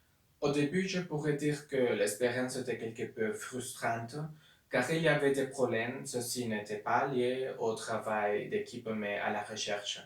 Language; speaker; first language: French; non-native, learner; Spanish